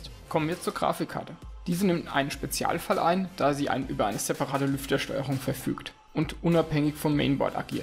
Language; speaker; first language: German; native; German